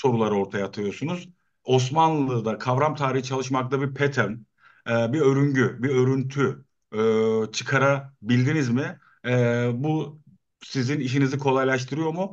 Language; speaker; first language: Turkish; native; Turkish